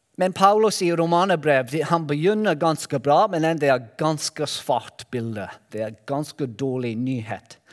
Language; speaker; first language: Norwegian; non-native, learner; Welsh